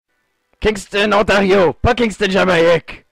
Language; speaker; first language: French; native; French